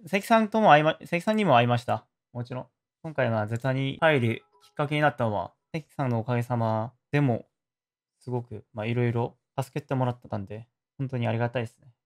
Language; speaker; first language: Japanese; non-native, fluent; Korean